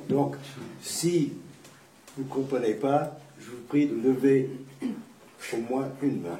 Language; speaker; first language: French; non-native, fluent; English